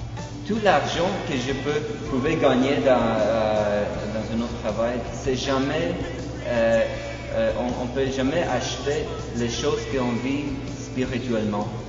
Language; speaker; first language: French; non-native, fluent; Polish